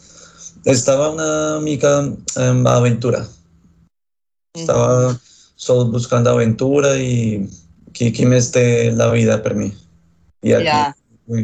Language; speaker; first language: Catalan; non-native, learner; Spanish